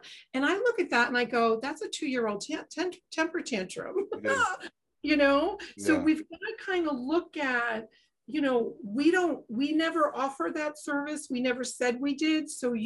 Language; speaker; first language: English; native; English